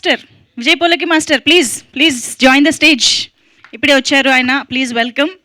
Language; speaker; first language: Telugu; native; Telugu